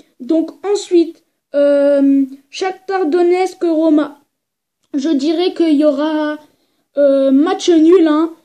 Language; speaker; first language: French; native; French